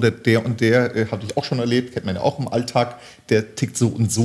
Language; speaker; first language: German; early bilingual, other home language; Turkish